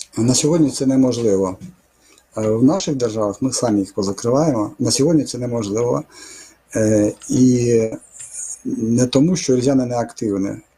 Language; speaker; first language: Ukrainian; non-native, fluent; Russian